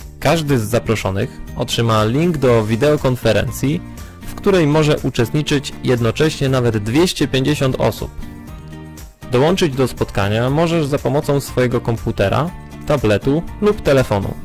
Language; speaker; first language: Polish; native; Polish